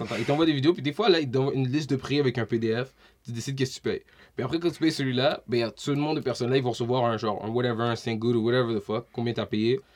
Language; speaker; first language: French; native; French